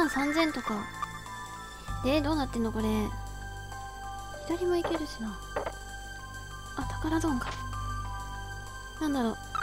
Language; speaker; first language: Japanese; native; Japanese